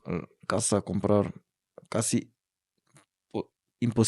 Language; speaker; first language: Spanish; non-native, learner; Korean